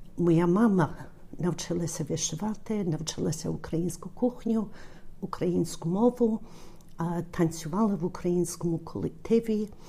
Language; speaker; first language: Ukrainian; early bilingual, heritage; Ukrainian